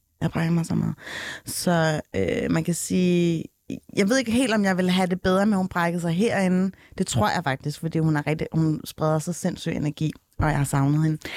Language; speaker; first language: Danish; native; Danish